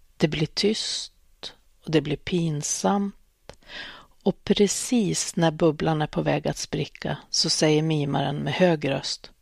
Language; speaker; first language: Swedish; native; Swedish